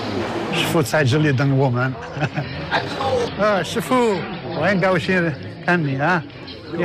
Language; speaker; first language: Chinese; non-native, learner; Italian